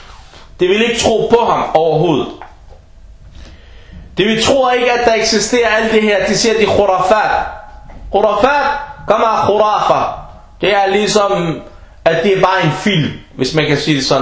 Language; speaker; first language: Danish; early bilingual, other home language; Arabic